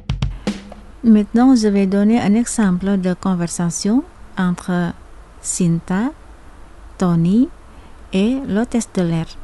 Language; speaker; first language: French; non-native, fluent; Indonesian